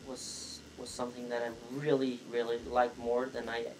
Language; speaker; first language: English; non-native, fluent; Danish